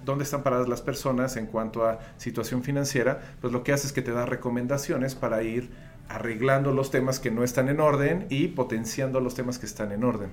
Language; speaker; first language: Spanish; native; Spanish